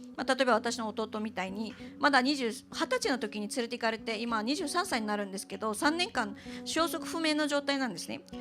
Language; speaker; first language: Japanese; non-native, fluent; Uyghur